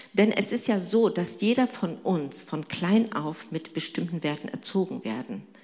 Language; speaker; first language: German; non-native, fluent; Turkish